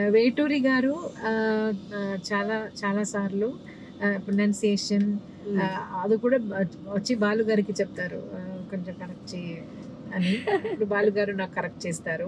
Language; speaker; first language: Telugu; non-native, local second language; Malayalam